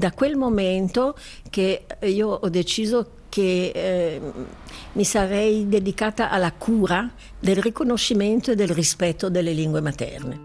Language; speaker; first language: Italian; native; Italian